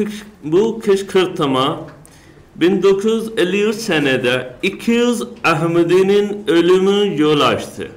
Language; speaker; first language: Turkish; non-native, learner; Urdu